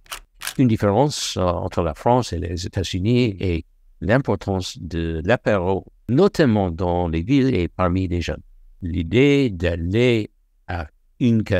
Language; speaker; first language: French; non-native, fluent; English